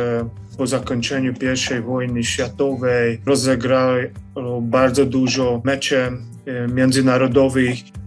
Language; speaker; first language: Polish; non-native, fluent; Hungarian